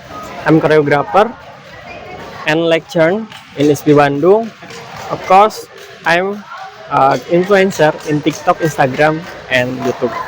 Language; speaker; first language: English; non-native, learner; Indonesian